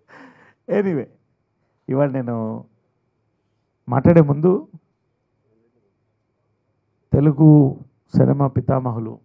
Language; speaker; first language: Telugu; native; Telugu